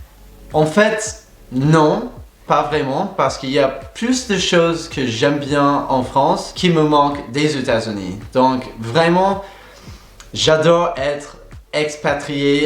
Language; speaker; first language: French; non-native, fluent; English